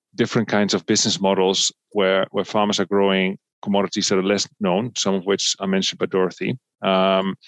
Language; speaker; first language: English; non-native, fluent; Dutch